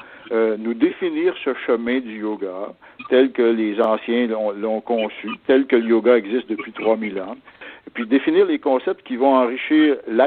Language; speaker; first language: French; native; French